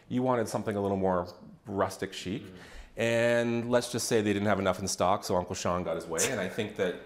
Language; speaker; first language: English; native; English